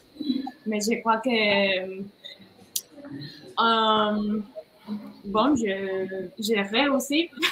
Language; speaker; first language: French; non-native, learner; Spanish